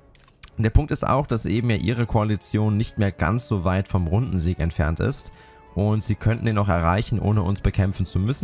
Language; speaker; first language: German; native; German